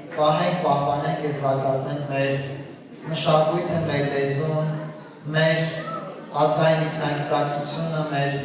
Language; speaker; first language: Armenian; non-native, local second language; Assyrian Neo-Aramaic